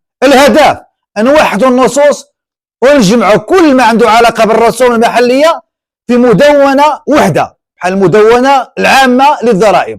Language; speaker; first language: Arabic; native; Arabic